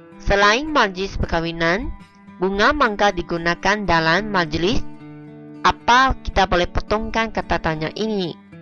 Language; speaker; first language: Malay; non-native, local second language; Chinese